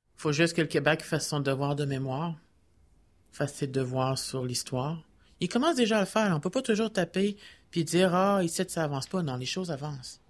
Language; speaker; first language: French; native; French